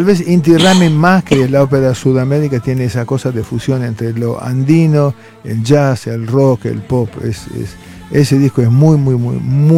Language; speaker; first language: Spanish; non-native, local second language; Armenian